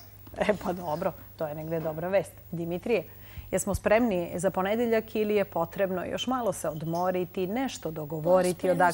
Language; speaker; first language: Serbian; native; Serbian